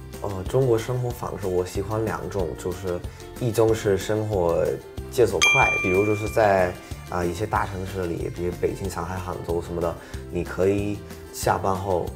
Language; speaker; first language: Chinese; non-native, fluent; English